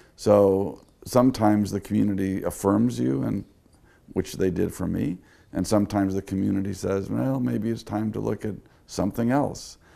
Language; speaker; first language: English; native; English